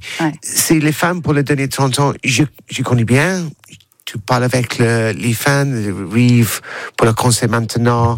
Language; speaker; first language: French; non-native, learner; English